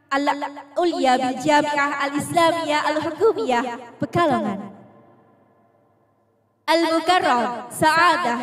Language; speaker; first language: Arabic; non-native, fluent; Indonesian